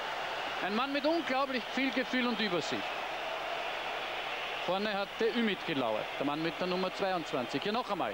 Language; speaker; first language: German; native; German